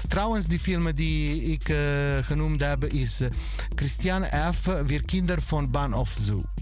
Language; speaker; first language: Dutch; non-native, fluent; Italian